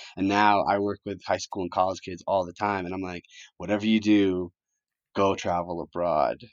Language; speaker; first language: English; early bilingual, other home language; Spanish